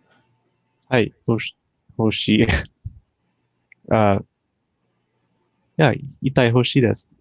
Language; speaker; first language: Japanese; non-native, learner; English